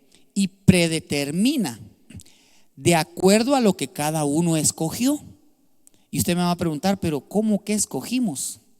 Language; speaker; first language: Spanish; native; Spanish